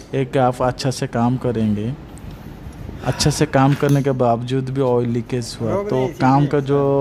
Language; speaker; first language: Hindi; non-native, local second language; Odia